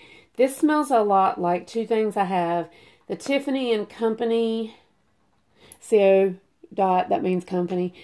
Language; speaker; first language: English; native; English